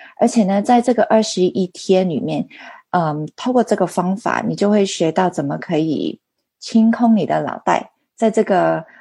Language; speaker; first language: Chinese; early bilingual, heritage; Chinese